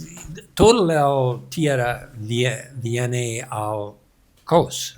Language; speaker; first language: Spanish; non-native, learner; English